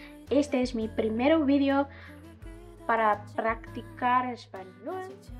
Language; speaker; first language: Spanish; non-native, learner; English